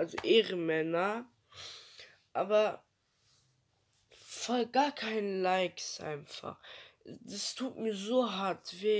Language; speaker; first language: German; early bilingual, other home language; Turkish